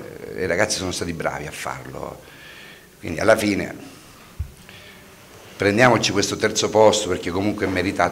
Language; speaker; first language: Italian; native; Italian